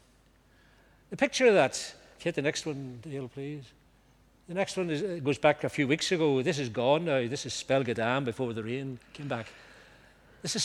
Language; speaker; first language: English; native; English